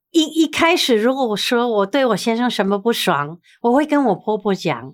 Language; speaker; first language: Chinese; non-native, fluent; English